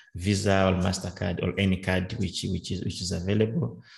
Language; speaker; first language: English; non-native, local second language; Kinyarwanda